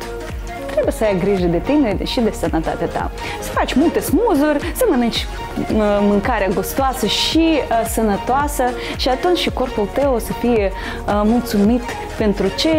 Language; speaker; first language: Romanian; non-native, local second language; Russian